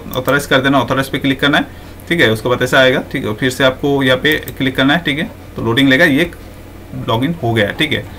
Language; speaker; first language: Hindi; native; Hindi